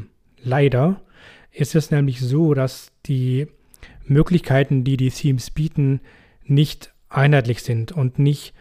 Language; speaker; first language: German; native; German